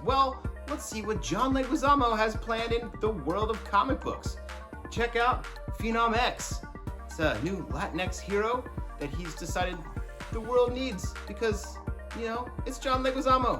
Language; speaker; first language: English; native; English